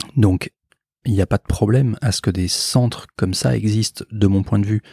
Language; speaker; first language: French; native; French